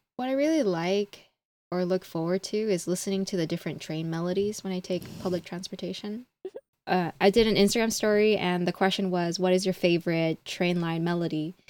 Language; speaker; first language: English; native; English